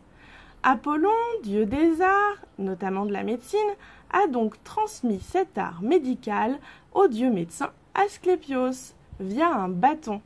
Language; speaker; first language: French; native; French